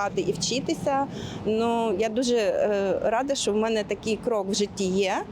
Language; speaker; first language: Ukrainian; native; Ukrainian